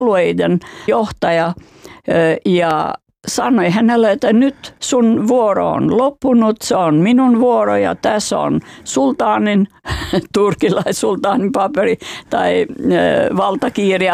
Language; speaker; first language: Finnish; non-native, fluent; Albanian